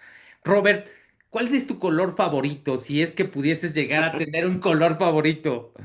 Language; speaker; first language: Spanish; native; Spanish